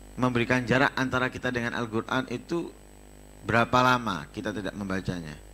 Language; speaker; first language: Indonesian; non-native, local second language; Javanese